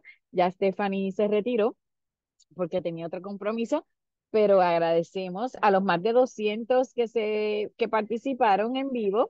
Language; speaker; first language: Spanish; native; Spanish